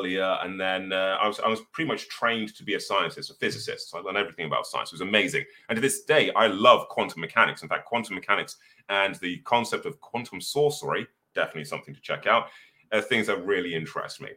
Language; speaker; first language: English; native; English